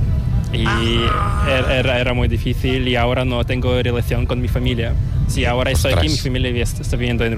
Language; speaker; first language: Spanish; non-native, fluent; Korean